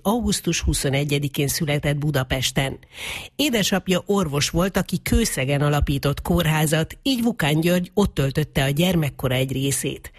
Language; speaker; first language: Hungarian; native; Hungarian